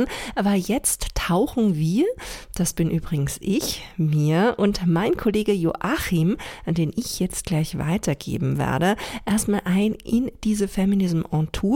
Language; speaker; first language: German; native; German